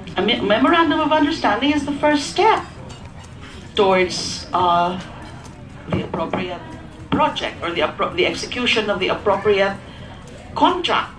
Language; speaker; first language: English; non-native, local second language; Filipino